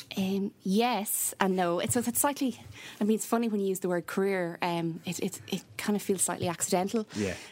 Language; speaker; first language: English; native; English